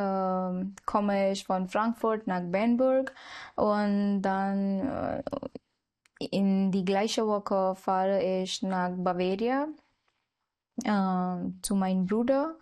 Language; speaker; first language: German; non-native, learner; Marathi